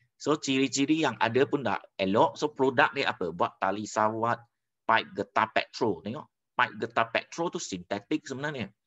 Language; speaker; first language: Malay; non-native, local second language; Chinese